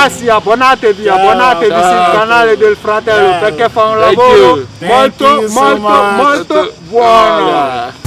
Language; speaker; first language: Italian; non-native, fluent; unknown